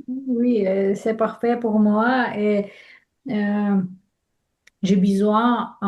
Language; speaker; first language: French; non-native, learner; Russian